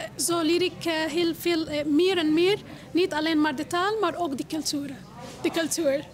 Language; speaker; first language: Dutch; non-native, learner; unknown